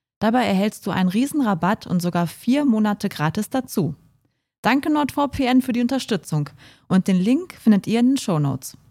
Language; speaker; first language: German; native; German